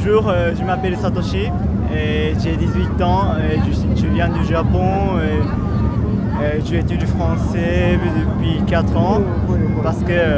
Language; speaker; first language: French; non-native, learner; Japanese